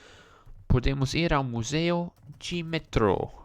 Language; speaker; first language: Portuguese; non-native, learner; English